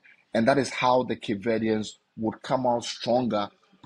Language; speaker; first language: English; non-native, local second language; Akan